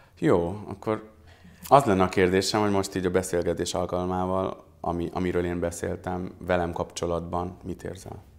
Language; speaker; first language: Hungarian; early bilingual, other home language; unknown